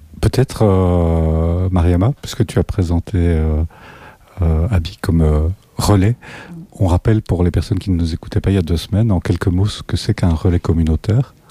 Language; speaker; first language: French; native; French